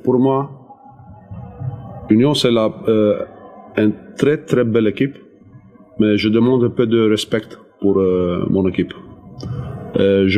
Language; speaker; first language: French; non-native, learner; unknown